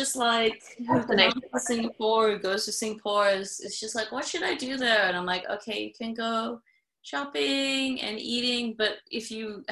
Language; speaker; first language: English; native; English